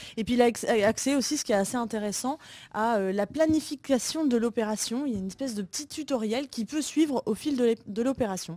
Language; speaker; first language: French; native; French